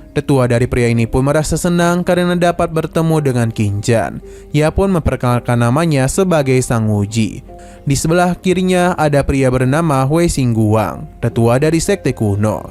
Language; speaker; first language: Indonesian; native; Indonesian